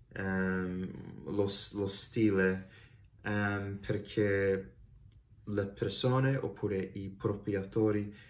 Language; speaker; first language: Italian; non-native, fluent; English